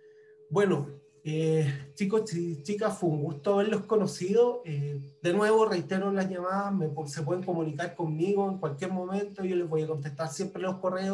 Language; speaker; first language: Spanish; native; Spanish